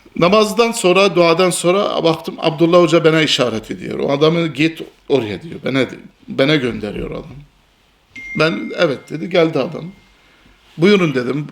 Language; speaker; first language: Turkish; non-native, fluent; Albanian